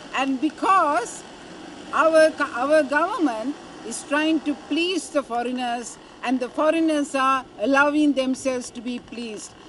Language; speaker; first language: English; non-native, local second language; Sinhala